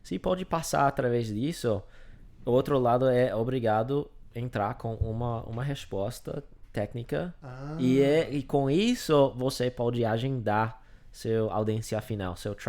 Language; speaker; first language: Portuguese; non-native, fluent; English